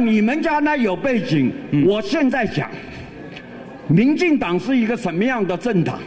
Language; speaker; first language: Chinese; native; Chinese